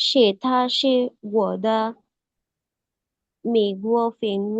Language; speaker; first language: Chinese; non-native, learner; Bangla